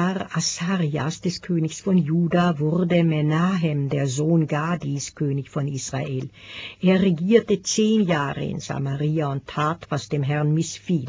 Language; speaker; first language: German; native; German